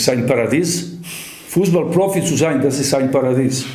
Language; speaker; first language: German; non-native, fluent; Serbian